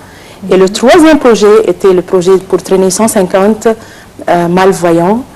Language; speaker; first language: French; non-native, fluent; Arabic